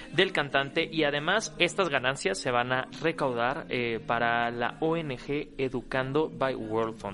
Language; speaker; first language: Spanish; native; Spanish